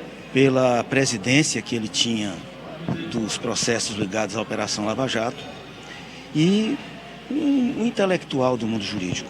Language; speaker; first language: Portuguese; native; Portuguese